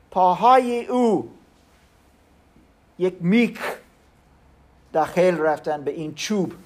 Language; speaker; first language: Persian; non-native, learner; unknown